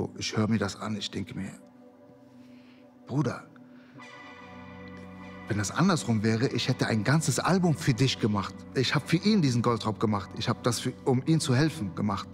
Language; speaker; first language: German; early bilingual, other home language; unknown